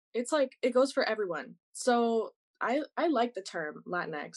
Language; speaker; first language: English; native; English